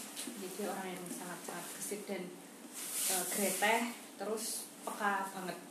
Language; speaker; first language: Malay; non-native, local second language; Javanese